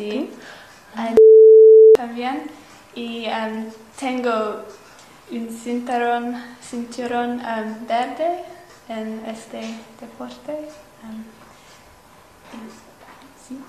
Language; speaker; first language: Spanish; non-native, learner; English